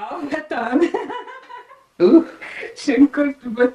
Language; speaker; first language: Amharic; non-native, learner; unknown